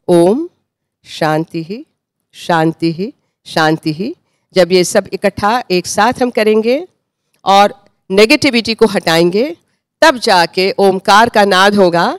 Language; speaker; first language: Hindi; non-native, local second language; Gujarati